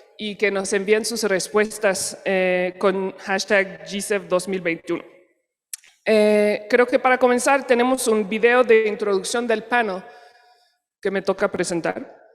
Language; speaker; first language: Spanish; non-native, fluent; French